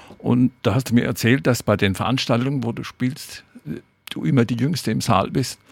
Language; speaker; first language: German; native; German